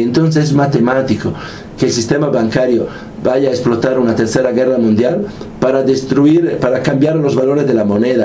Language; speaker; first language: Spanish; non-native, fluent; Italian